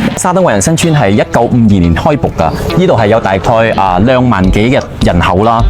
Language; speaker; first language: Cantonese; non-native, local second language; Hakka Chinese